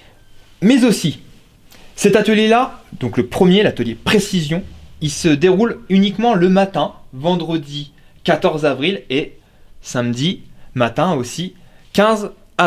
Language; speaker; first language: French; native; French